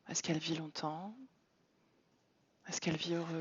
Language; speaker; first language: French; native; French